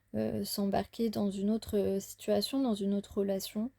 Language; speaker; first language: French; native; French